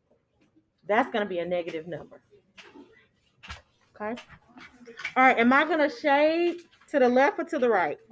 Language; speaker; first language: English; native; English